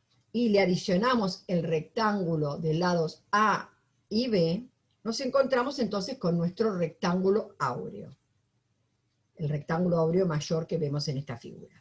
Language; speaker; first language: Spanish; native; Spanish